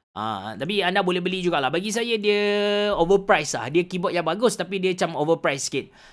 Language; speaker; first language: Malay; native; Malay